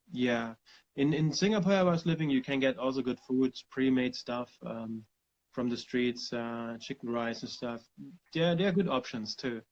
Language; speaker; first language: English; non-native, fluent; German